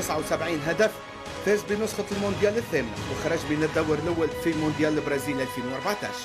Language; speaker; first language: Arabic; native; Arabic